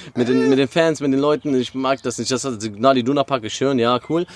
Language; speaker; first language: German; non-native, fluent; Arabic